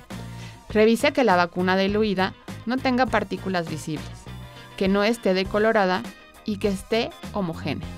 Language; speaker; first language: Spanish; native; Spanish